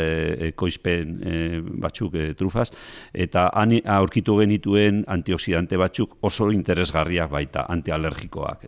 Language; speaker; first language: Basque; non-native, local second language; Spanish